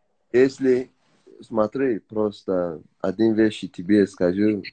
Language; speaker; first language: Russian; non-native, learner; Persian